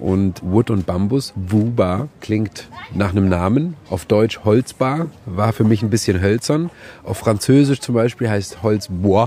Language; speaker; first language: German; native; German